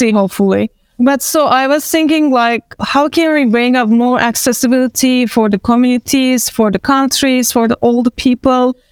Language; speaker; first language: English; non-native, fluent; Turkish